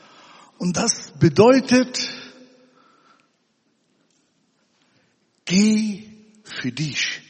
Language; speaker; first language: German; non-native, fluent; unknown